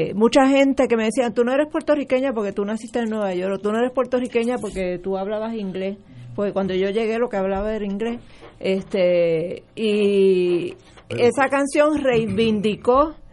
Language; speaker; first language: Spanish; early bilingual, other home language; English